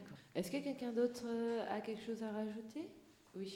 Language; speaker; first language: French; native; French